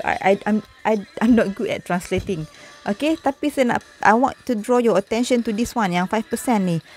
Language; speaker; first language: English; non-native, local second language; Malay